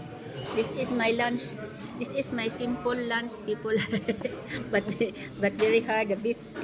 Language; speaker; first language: English; non-native, local second language; Filipino